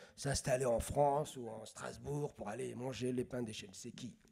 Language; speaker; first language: French; non-native, local second language; Somali